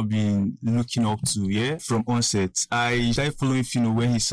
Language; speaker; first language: English; non-native, local second language; Igbo